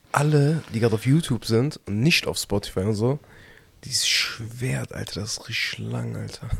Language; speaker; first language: German; early bilingual, other home language; Turkish